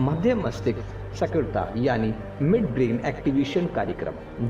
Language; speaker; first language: Hindi; native; Hindi